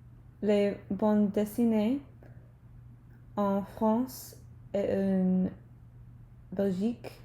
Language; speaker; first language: French; non-native, learner; English